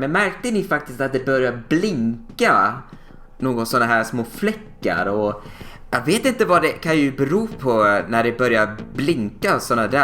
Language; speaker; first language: Swedish; native; Swedish